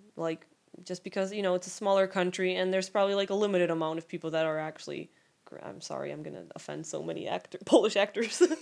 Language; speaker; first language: English; non-native, fluent; Polish